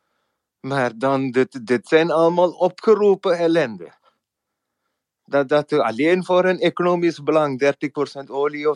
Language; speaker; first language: Dutch; non-native, fluent; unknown